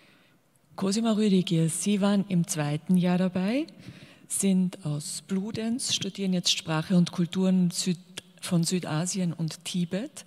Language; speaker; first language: German; native; German